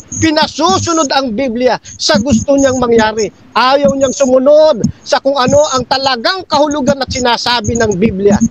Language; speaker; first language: Filipino; native; Filipino